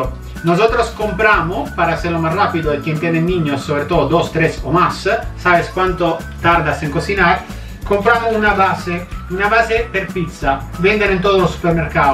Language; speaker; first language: Spanish; non-native, fluent; Italian